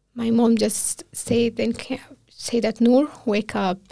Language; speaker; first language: English; non-native, fluent; Pashto